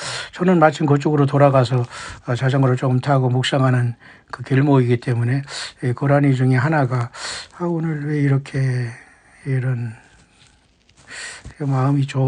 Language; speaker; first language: Korean; native; Korean